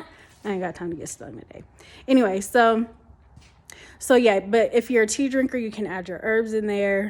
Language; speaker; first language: English; native; English